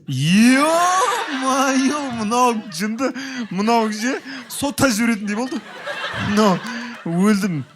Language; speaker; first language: Kazakh; native; Kazakh